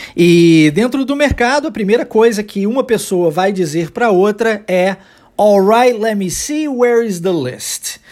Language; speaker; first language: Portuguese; early bilingual, heritage; English